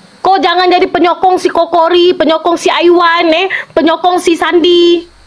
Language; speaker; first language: Malay; native; Malay